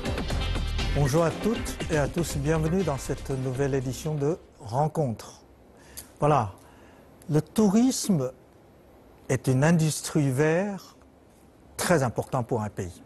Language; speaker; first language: French; non-native, fluent; Chinese